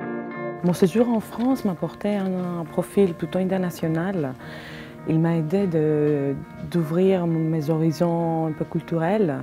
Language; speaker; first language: French; non-native, fluent; Greek